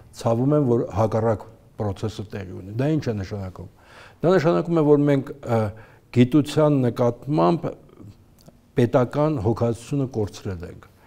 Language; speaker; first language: Armenian; native; Armenian